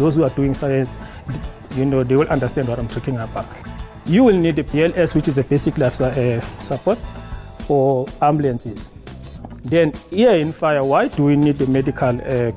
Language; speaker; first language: English; non-native, local second language; Zulu